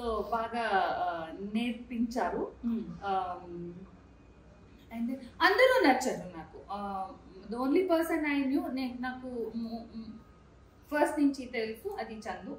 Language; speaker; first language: Telugu; non-native, learner; Kannada